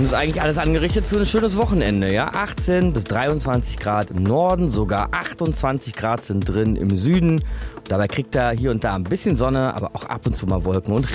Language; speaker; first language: German; native; German